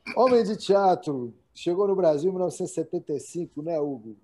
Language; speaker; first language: Portuguese; native; Portuguese